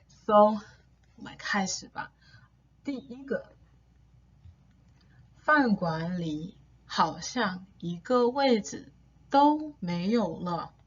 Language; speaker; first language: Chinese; non-native, fluent; English